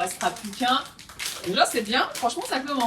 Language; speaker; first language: French; native; French